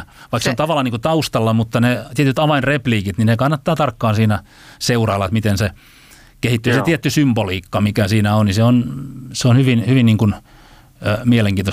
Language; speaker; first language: Finnish; native; Finnish